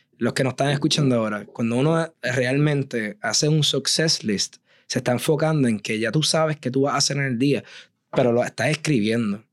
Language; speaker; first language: Spanish; native; Spanish